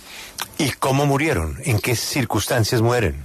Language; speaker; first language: Spanish; native; Spanish